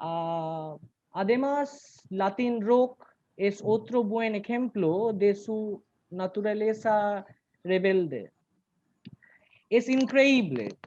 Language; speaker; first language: Spanish; non-native, learner; Bangla